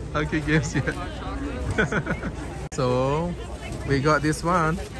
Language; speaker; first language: English; non-native, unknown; Indonesian